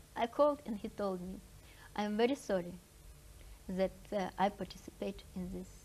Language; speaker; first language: English; non-native, fluent; Russian